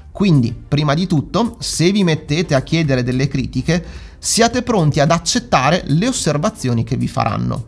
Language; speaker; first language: Italian; native; Italian